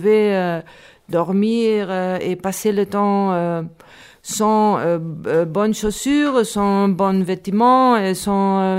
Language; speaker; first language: French; non-native, learner; Spanish